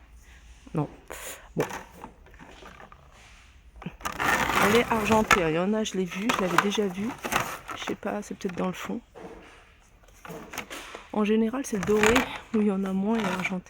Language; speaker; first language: French; native; French